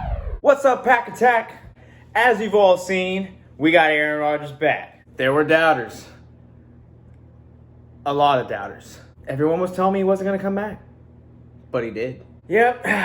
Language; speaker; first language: English; native; English